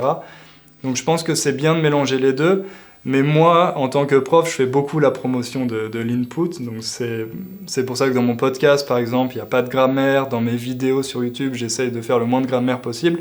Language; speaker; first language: French; native; French